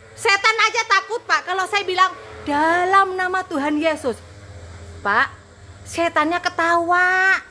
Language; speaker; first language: Indonesian; non-native, local second language; Madurese